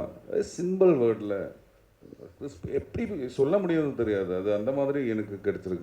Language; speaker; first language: Tamil; non-native, learner; Malayalam